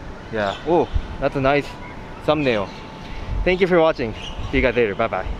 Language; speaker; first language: English; non-native, fluent; Japanese